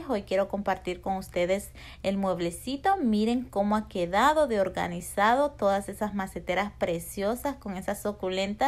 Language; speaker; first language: Spanish; native; Spanish